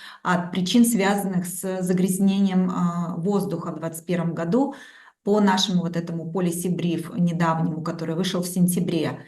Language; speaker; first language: Russian; native; Russian